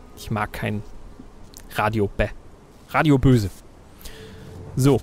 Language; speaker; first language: German; native; German